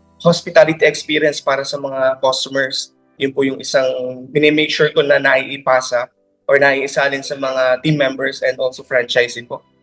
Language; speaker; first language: Filipino; native; Filipino